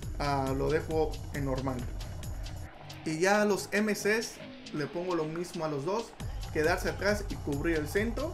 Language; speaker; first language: Spanish; native; Spanish